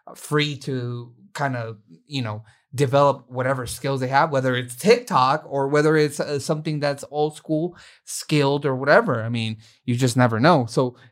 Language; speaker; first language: English; native; English